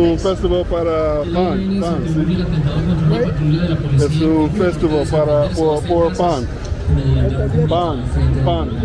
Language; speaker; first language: Spanish; non-native, learner; English